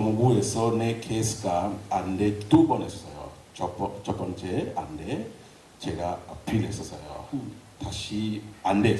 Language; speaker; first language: Korean; non-native, learner; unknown